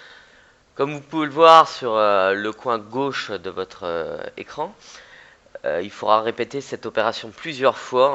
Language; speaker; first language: French; native; French